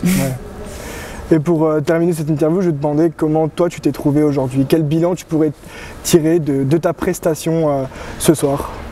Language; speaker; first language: French; native; French